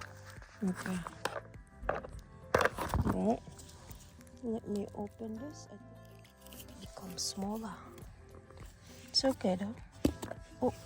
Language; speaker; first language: English; non-native, fluent; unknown